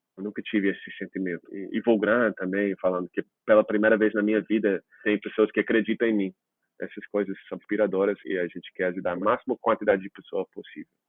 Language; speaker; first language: Portuguese; non-native, fluent; English